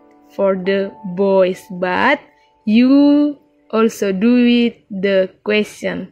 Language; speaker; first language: English; non-native, learner; Indonesian